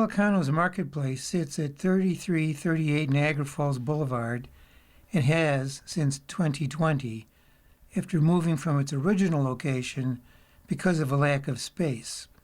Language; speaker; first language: English; native; English